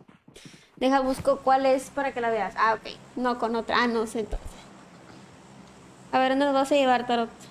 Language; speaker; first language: Spanish; native; Spanish